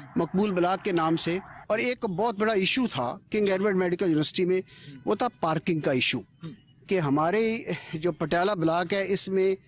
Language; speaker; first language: Urdu; non-native, local second language; Punjabi